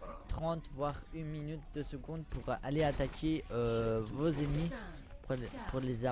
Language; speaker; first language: French; native; French